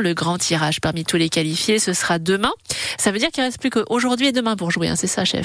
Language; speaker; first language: French; native; French